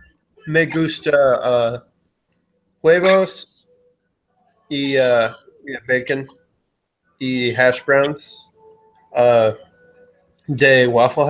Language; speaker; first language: Spanish; non-native, learner; English